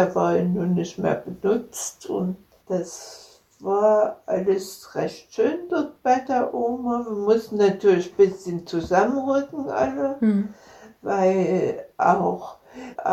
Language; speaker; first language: German; native; German